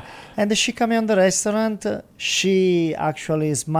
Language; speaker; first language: English; non-native, learner; Italian